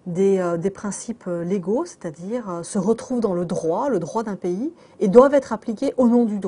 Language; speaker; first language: French; native; French